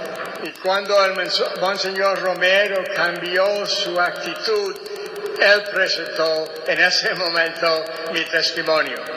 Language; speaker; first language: Spanish; non-native, fluent; English